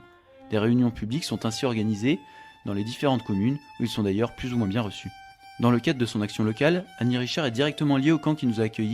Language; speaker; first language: French; native; French